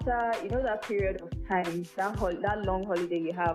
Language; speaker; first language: English; non-native, local second language; Yoruba